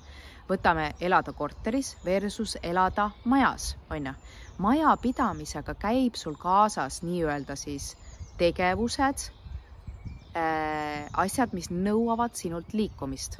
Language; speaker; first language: Estonian; native; Estonian